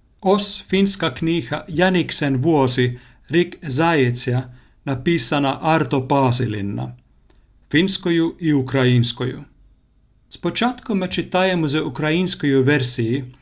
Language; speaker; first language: Ukrainian; non-native, learner; Finnish